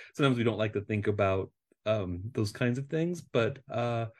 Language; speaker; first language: English; native; English